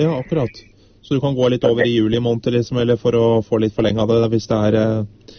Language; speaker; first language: Norwegian; native; Norwegian